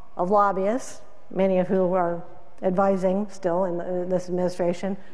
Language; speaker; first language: English; native; English